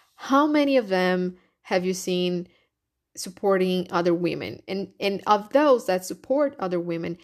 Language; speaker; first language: English; non-native, fluent; Portuguese